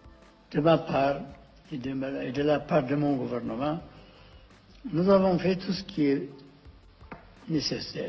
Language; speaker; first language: French; non-native, fluent; Amharic